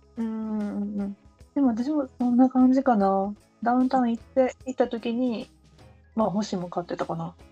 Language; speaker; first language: Japanese; native; Japanese